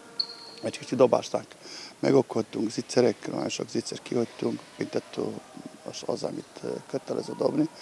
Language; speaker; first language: Hungarian; non-native, fluent; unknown